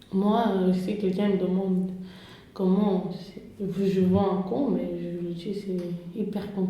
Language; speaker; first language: French; non-native, fluent; Romanian